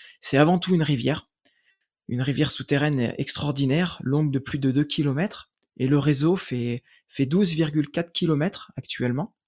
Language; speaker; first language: French; native; French